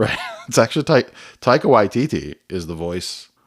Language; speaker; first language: English; native; English